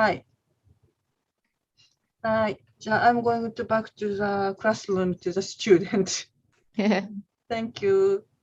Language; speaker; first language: English; non-native, learner; Japanese